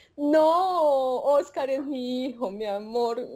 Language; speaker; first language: Spanish; native; Spanish